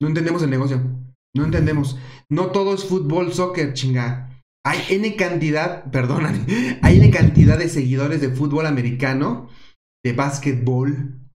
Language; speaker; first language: Spanish; native; Spanish